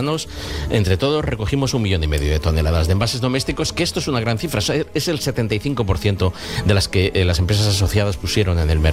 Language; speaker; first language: Spanish; native; Spanish